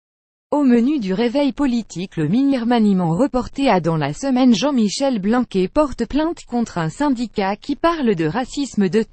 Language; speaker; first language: French; native; French